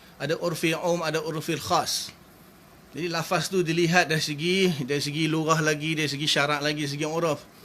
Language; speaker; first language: Malay; native; Malay